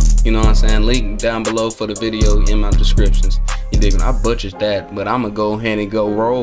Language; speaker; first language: English; native; English